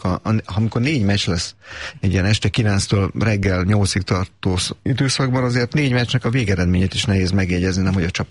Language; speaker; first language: Hungarian; native; Hungarian